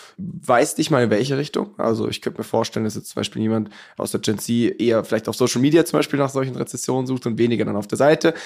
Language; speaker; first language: German; native; German